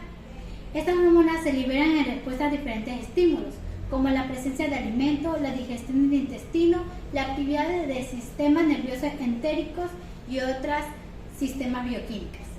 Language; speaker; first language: Spanish; native; Spanish